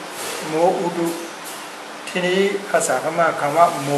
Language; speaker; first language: Thai; non-native, fluent; Burmese